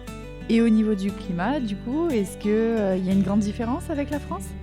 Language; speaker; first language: French; native; French